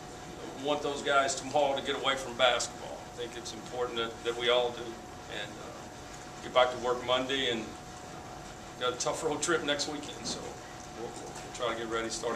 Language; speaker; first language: English; native; English